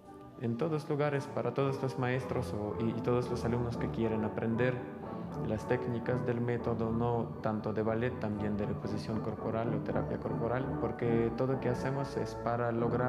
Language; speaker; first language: Spanish; non-native, fluent; Russian